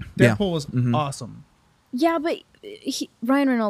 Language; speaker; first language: English; native; English